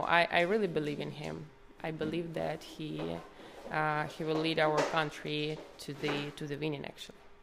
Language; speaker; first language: English; non-native, fluent; Ukrainian